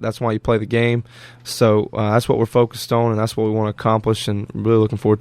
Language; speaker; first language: English; native; English